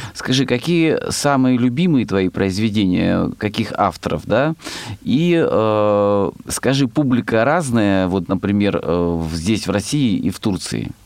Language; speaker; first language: Russian; native; Russian